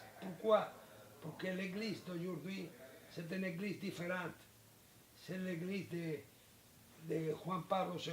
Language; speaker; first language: French; non-native, learner; Spanish